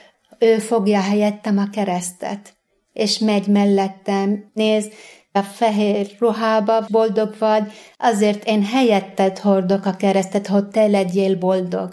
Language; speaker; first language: Hungarian; non-native, fluent; Arabic